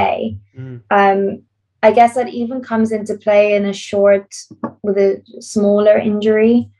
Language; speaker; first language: English; native; English